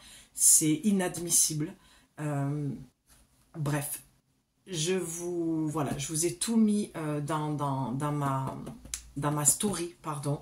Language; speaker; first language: French; native; French